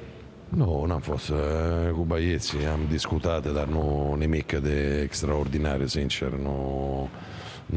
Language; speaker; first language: Romanian; non-native, fluent; Italian